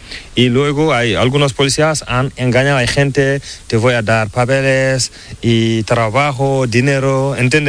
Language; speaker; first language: Spanish; non-native, learner; Fula